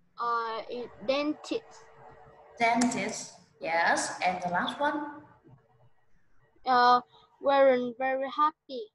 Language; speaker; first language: English; non-native, learner; Vietnamese